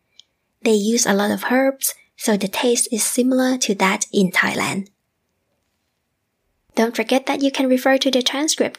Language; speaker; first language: English; non-native, local second language; Thai